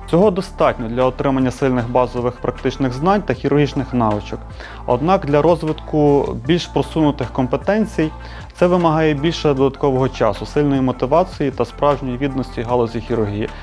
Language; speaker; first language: Ukrainian; native; Ukrainian